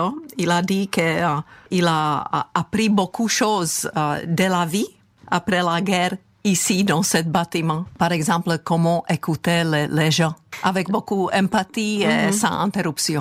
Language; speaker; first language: French; non-native, fluent; Czech